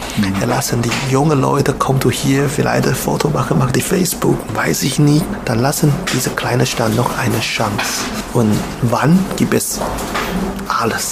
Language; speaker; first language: German; non-native, learner; Chinese